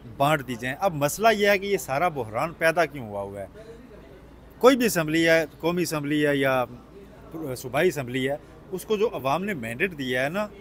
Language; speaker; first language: Urdu; native; Urdu